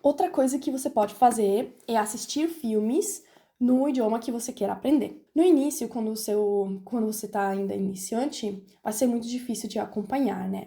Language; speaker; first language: Portuguese; non-native, fluent; German